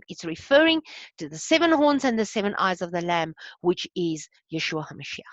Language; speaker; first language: English; non-native, local second language; Afrikaans